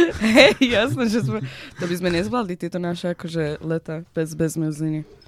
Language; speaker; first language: Slovak; non-native, fluent; Persian